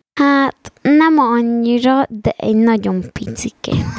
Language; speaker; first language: Hungarian; early bilingual, heritage; Hungarian